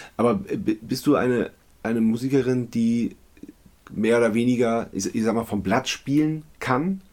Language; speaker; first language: German; native; German